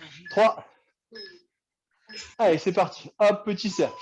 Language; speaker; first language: French; native; French